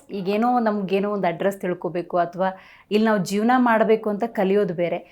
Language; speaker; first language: Kannada; native; Kannada